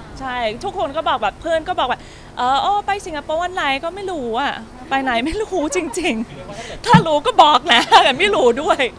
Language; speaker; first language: Thai; non-native, learner; English